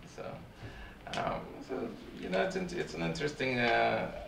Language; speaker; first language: English; non-native, fluent; Russian